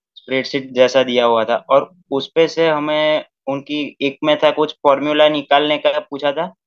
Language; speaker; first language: Hindi; non-native, local second language; Gujarati